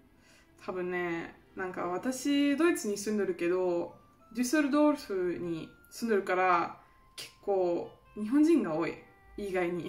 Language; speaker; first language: Japanese; non-native, fluent; German